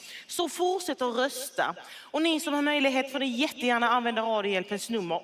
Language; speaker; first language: Swedish; native; Swedish